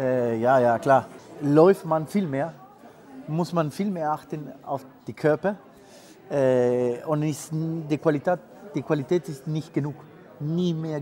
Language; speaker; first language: German; non-native, fluent; Spanish